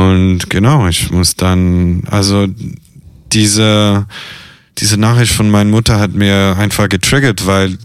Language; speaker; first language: German; non-native, fluent; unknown